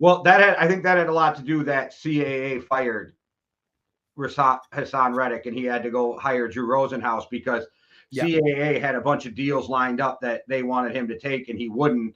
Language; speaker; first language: English; native; English